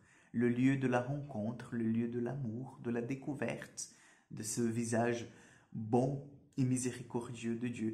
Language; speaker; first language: French; non-native, fluent; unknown